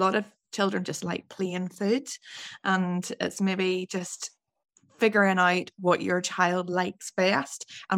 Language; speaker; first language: English; native; English